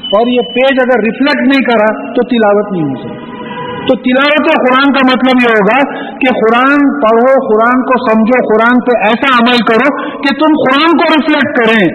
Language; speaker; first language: Urdu; native; Urdu